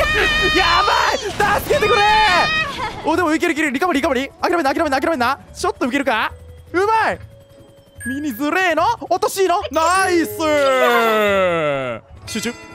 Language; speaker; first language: Japanese; native; Japanese